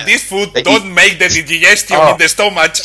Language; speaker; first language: English; non-native, learner; Spanish